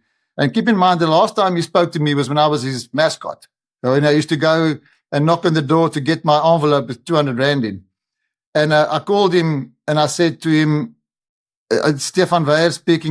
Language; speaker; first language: English; non-native, local second language; Afrikaans